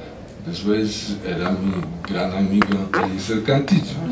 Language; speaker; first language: Spanish; non-native, fluent; Polish